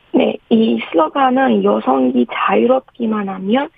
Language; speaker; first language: Korean; non-native, learner; Persian